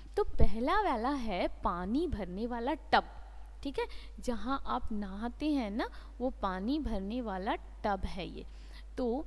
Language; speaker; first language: Hindi; non-native, local second language; Bangla